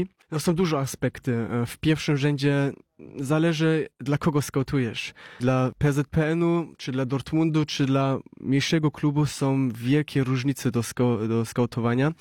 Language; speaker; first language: Polish; early bilingual, heritage; Polish